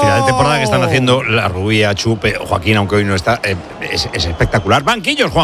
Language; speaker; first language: Spanish; native; Spanish